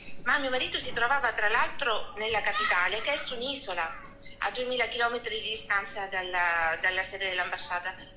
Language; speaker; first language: Italian; native; Italian